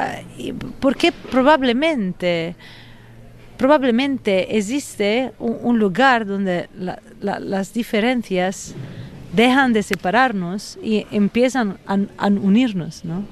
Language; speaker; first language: Spanish; non-native, fluent; Italian